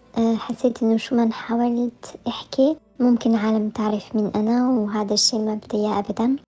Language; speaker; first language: Arabic; early bilingual, heritage; French